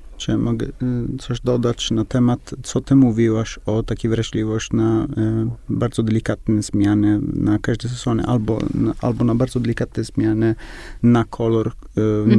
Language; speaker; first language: Polish; non-native, learner; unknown